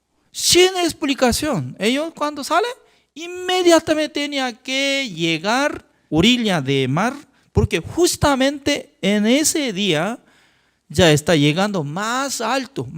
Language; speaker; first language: Spanish; non-native, fluent; Korean